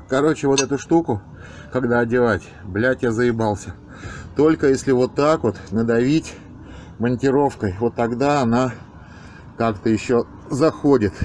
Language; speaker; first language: Russian; native; Russian